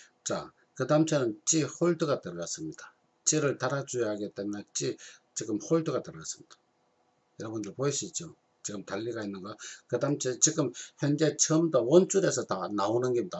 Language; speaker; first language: Korean; native; Korean